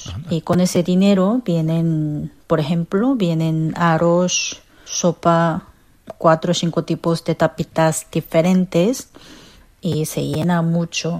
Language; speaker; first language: Spanish; non-native, fluent; Korean